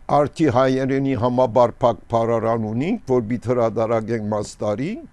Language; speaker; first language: Armenian; early bilingual, heritage; Armenian